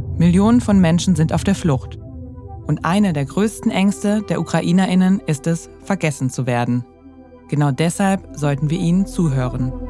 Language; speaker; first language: German; native; German